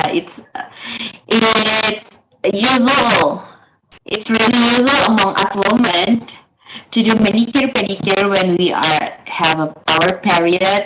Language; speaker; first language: English; non-native, learner; Indonesian